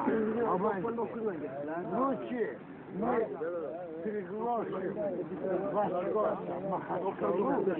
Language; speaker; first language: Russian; non-native, local second language; Azerbaijani